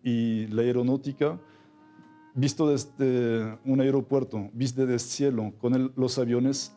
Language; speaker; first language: Spanish; non-native, fluent; French